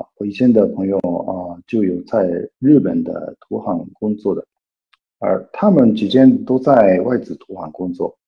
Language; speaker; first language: Chinese; non-native, fluent; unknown